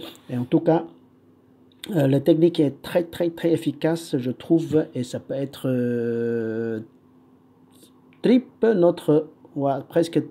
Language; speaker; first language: French; non-native, fluent; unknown